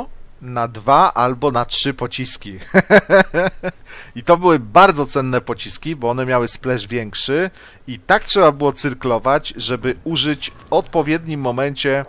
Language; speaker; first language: Polish; native; Polish